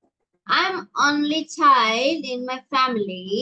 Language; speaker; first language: English; non-native, local second language; Tamil